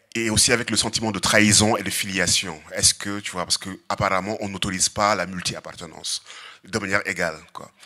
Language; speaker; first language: French; non-native, local second language; Serer